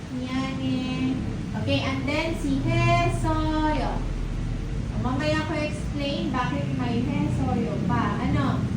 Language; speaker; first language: Filipino; native; Filipino